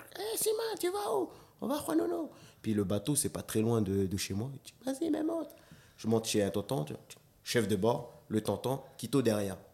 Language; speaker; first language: French; non-native, local second language; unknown